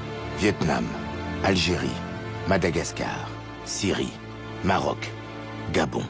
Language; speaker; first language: French; native; French